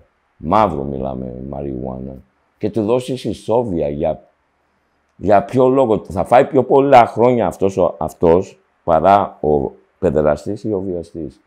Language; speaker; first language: Greek; early bilingual, heritage; Greek